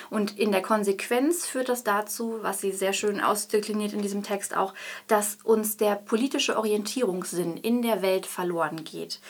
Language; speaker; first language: German; native; German